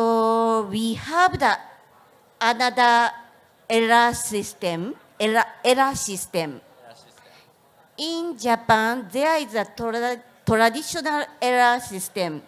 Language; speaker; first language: English; non-native, learner; Japanese